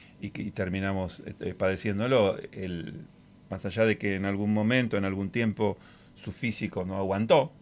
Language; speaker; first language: Spanish; native; Spanish